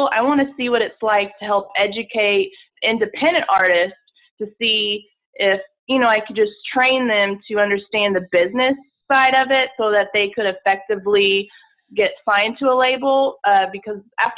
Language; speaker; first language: English; native; English